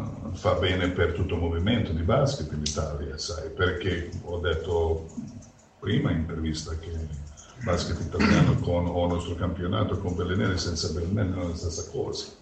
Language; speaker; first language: Italian; non-native, fluent; Croatian